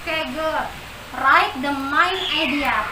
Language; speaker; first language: English; non-native, fluent; Indonesian